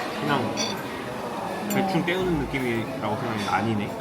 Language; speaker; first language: Korean; native; Korean